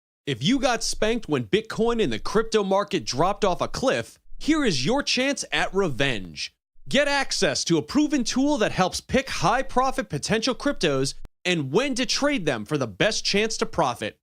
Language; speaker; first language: English; native; English